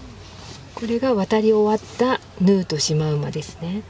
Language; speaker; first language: Japanese; native; Japanese